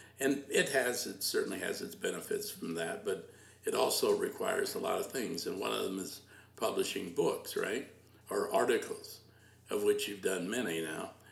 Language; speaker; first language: English; native; English